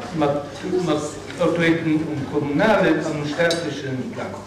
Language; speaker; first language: German; non-native, local second language; Luxembourgish